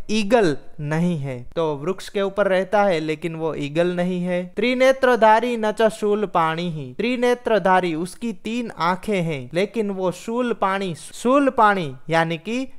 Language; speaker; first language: Hindi; non-native, local second language; Gujarati